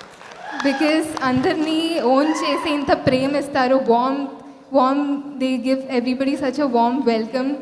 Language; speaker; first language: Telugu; non-native, local second language; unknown